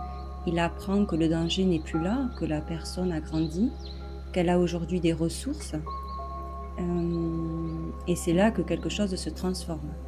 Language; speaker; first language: French; native; French